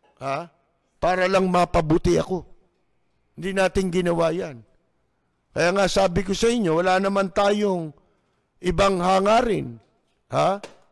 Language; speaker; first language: Filipino; native; Filipino